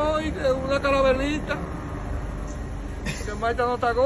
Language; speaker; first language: Spanish; native; Spanish